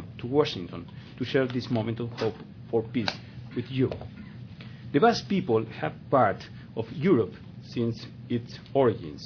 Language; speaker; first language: English; non-native, fluent; Spanish